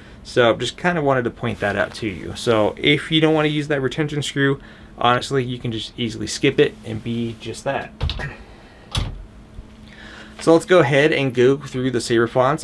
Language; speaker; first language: English; native; English